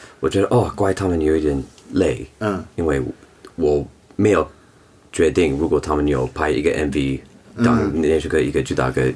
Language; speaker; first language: Chinese; non-native, learner; English